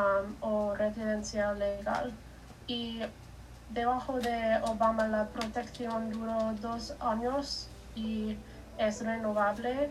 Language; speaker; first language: Spanish; non-native, learner; English